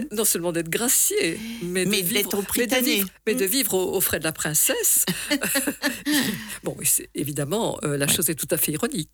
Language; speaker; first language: French; native; French